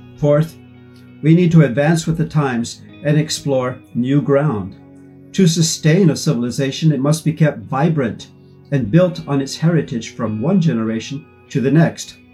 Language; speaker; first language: English; native; English